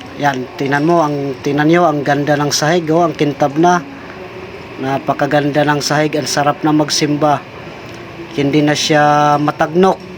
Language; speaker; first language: Filipino; native; Filipino